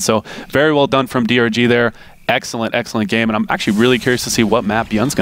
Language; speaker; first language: English; native; English